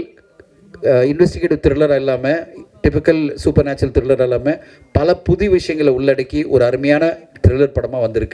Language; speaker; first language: Tamil; native; Tamil